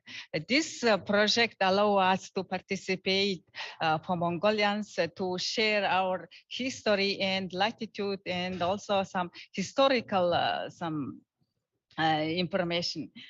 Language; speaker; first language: English; non-native, learner; Mongolian